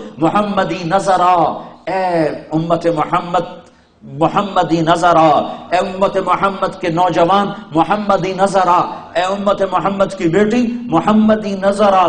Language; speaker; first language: Urdu; non-native, local second language; Punjabi